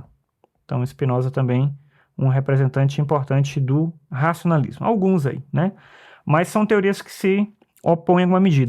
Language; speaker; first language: Portuguese; native; Portuguese